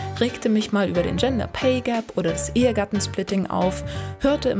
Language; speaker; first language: German; native; German